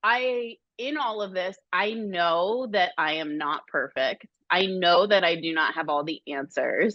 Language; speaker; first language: English; native; English